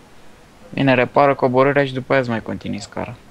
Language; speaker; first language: Romanian; native; Romanian